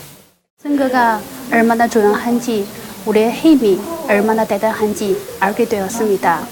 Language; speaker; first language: Korean; non-native, learner; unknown